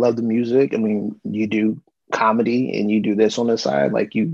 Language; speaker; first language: English; native; English